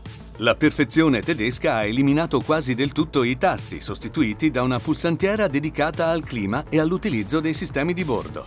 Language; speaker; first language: Italian; native; Italian